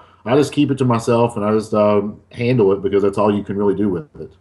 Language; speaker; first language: English; native; English